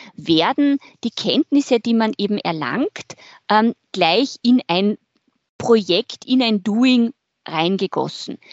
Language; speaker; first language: German; native; German